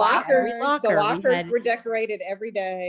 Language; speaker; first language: English; native; English